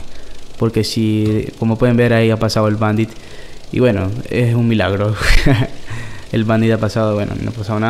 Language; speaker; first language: Spanish; native; Spanish